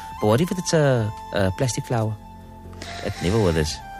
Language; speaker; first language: English; native; English